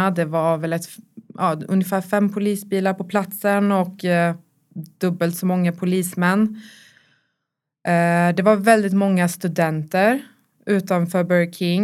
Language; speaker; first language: Swedish; native; Swedish